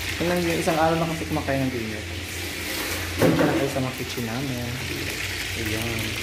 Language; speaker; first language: Filipino; non-native, local second language; Cebuano